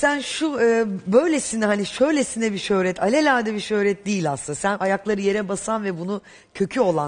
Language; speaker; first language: Turkish; native; Turkish